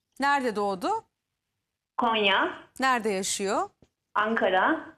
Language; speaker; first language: Turkish; native; Turkish